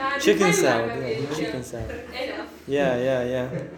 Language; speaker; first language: English; non-native, fluent; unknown